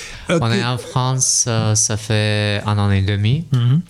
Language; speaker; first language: French; non-native, learner; Russian